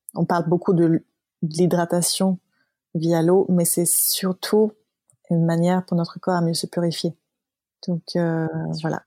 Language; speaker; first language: French; non-native, fluent; Swedish